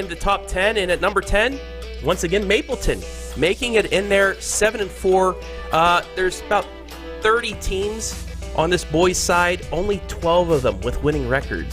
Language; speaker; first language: English; native; English